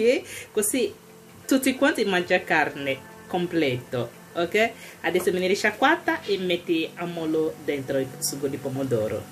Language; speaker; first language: Italian; non-native, learner; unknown